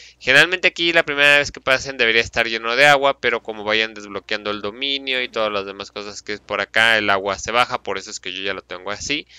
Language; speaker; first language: Spanish; native; Spanish